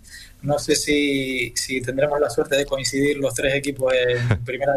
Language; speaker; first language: Spanish; native; Spanish